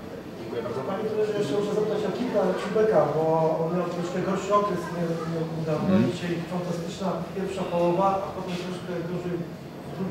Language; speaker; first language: Polish; native; Polish